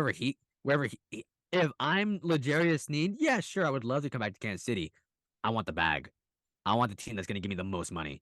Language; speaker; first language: English; native; English